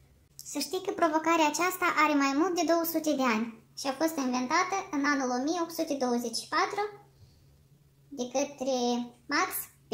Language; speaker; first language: Romanian; native; Romanian